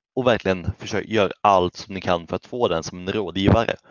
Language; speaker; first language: Swedish; native; Swedish